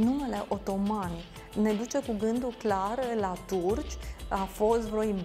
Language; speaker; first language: Romanian; native; Romanian